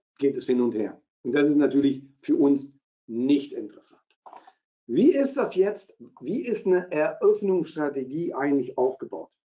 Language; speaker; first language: German; non-native, local second language; Dutch